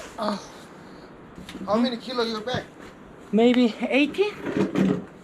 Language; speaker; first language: English; non-native, learner; Korean